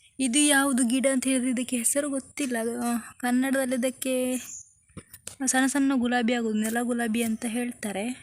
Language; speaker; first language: Kannada; non-native, local second language; Tulu